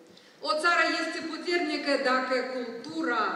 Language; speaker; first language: Romanian; non-native, local second language; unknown